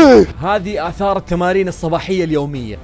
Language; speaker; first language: Arabic; native; Arabic